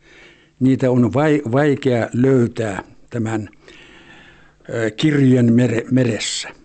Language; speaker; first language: Finnish; early bilingual, heritage; Finnish